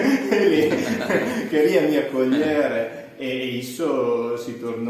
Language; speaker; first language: Portuguese; non-native, fluent; Italian